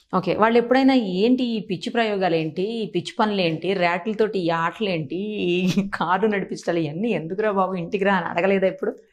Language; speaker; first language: Telugu; native; Telugu